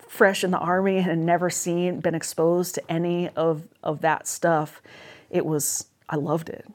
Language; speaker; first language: English; native; English